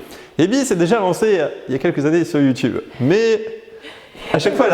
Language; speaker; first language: French; native; French